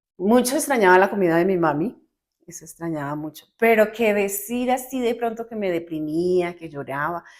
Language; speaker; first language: Spanish; native; Spanish